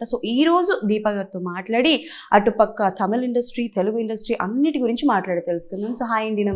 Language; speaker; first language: Telugu; native; Telugu